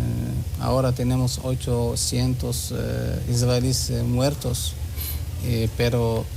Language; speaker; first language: Spanish; non-native, learner; Hebrew